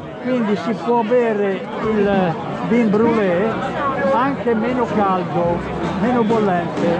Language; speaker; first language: Italian; native; Italian